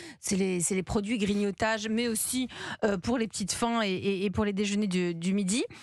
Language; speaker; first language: French; native; French